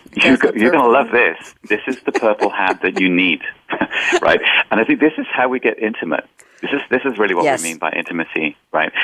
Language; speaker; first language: English; native; English